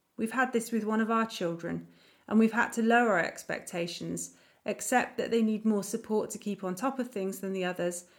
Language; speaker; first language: English; native; English